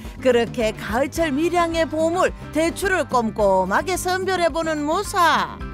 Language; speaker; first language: Korean; native; Korean